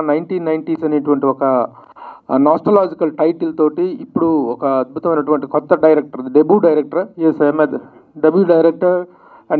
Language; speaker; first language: Telugu; native; Telugu